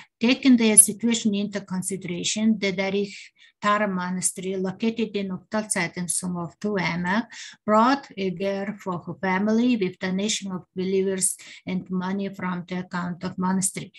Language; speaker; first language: English; non-native, learner; Mongolian